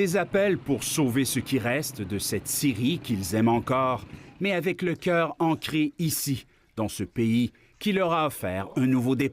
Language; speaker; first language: French; native; French